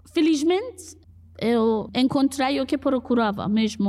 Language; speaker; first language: Portuguese; non-native, fluent; Persian